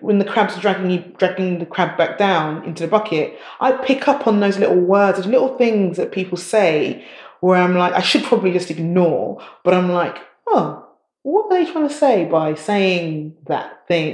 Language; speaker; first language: English; native; English